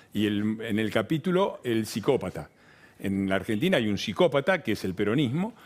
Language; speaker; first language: Spanish; native; Spanish